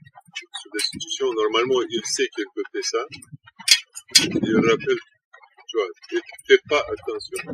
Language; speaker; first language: French; non-native, learner; Russian